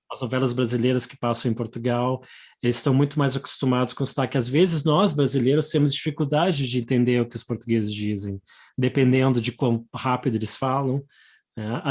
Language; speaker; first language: Portuguese; native; Portuguese